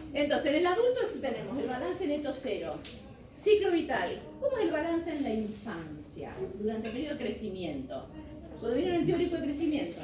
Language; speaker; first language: Spanish; native; Spanish